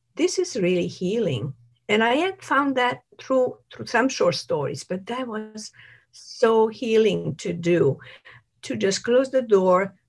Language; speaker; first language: English; non-native, fluent; Italian